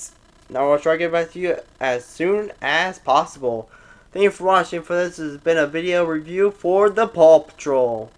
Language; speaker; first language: English; native; English